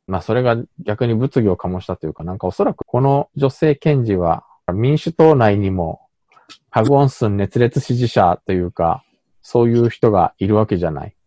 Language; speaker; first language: Japanese; native; Japanese